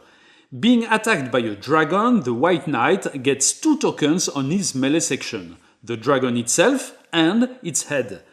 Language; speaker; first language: English; non-native, fluent; French